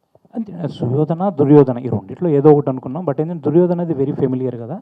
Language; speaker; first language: Telugu; native; Telugu